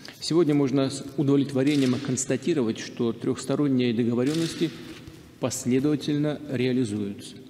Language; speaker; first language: Russian; native; Russian